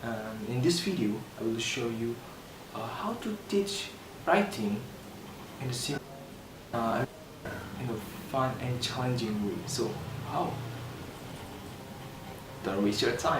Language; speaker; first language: English; non-native, learner; Indonesian